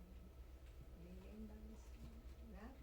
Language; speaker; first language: Portuguese; non-native, fluent; Spanish